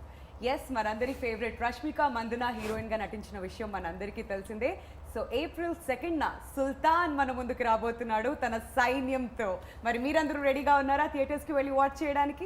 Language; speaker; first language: Telugu; native; Telugu